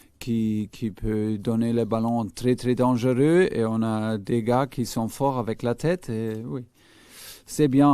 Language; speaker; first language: French; non-native, fluent; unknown